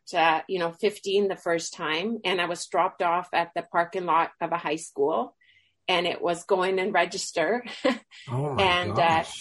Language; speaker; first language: English; early bilingual, other home language; Swedish